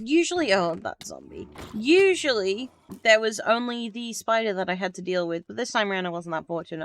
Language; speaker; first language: English; native; English